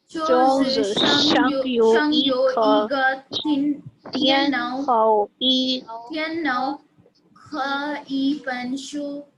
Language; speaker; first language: Chinese; non-native, learner; Hindi